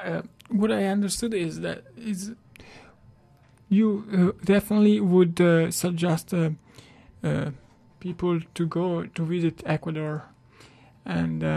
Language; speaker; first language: English; non-native, learner; Italian